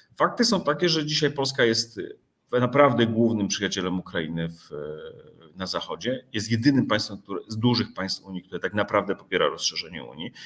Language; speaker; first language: Polish; native; Polish